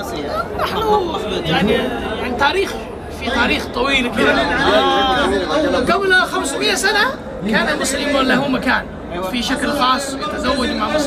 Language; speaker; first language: Arabic; non-native, learner; Chinese